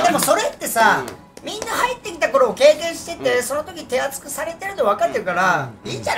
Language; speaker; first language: Japanese; native; Japanese